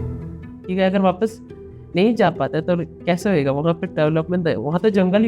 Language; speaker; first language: Hindi; non-native, local second language; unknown